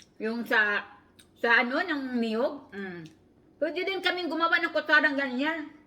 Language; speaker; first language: Filipino; non-native, local second language; Cebuano